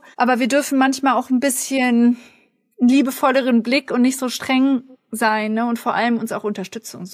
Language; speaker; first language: German; native; German